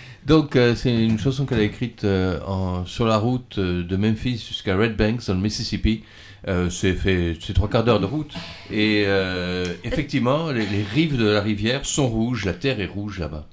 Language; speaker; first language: French; native; French